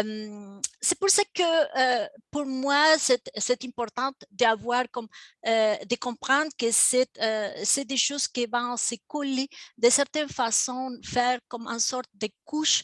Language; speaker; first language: French; non-native, fluent; Spanish